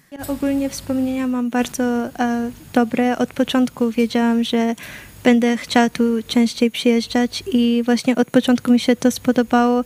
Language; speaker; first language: Polish; early bilingual, heritage; Polish